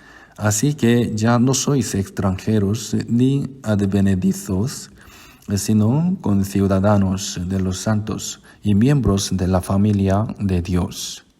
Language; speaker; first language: Spanish; non-native, fluent; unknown